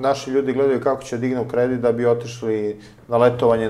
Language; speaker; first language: Serbian; native; Serbian